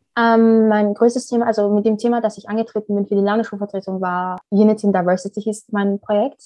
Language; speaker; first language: German; early bilingual, other home language; Somali